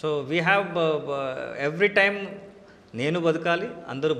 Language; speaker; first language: Telugu; non-native, local second language; Kannada